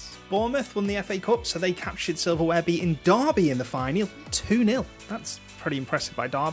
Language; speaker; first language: English; native; English